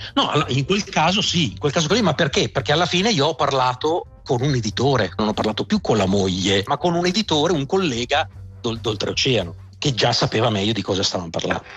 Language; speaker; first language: Italian; native; Italian